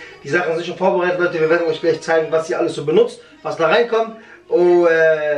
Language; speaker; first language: German; early bilingual, other home language; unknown